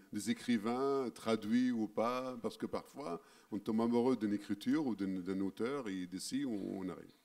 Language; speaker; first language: French; non-native, fluent; Arabic